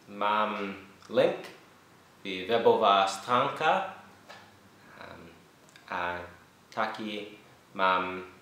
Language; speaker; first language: Czech; non-native, learner; English